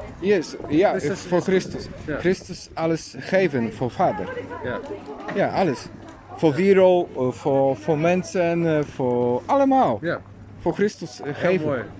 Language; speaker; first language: Dutch; non-native, learner; Polish